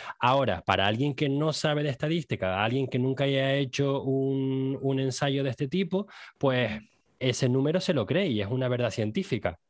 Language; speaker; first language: Spanish; native; Spanish